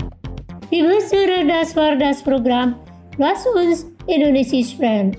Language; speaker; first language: German; non-native, fluent; Indonesian